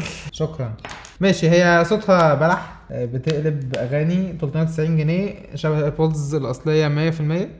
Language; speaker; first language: Arabic; native; Arabic